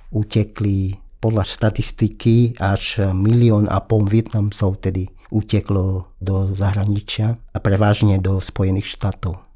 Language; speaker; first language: Slovak; non-native, fluent; Vietnamese